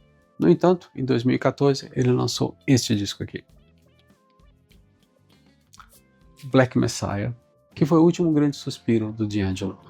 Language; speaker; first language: Portuguese; native; Portuguese